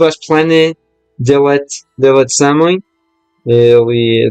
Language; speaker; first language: Russian; non-native, learner; English